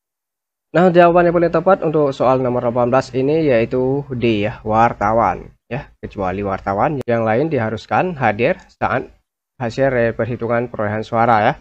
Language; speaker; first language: Indonesian; native; Indonesian